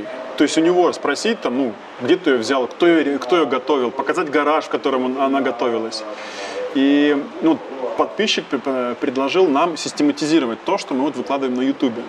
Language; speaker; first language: Russian; native; Russian